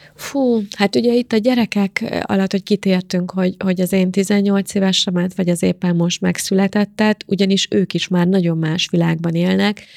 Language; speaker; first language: Hungarian; native; Hungarian